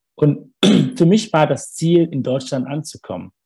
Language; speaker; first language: German; early bilingual, other home language; Tamil